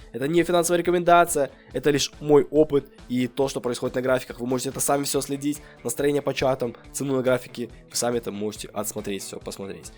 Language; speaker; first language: Russian; native; Russian